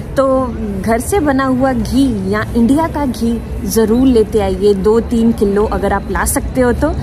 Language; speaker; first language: Hindi; native; Hindi